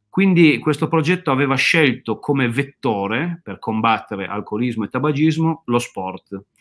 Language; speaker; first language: Italian; native; Italian